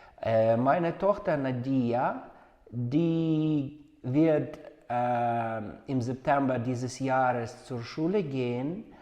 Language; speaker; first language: German; non-native, fluent; Ukrainian